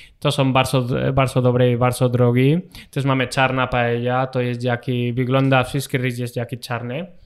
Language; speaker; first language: Polish; non-native, learner; Spanish